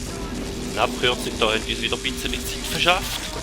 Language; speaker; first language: German; native; German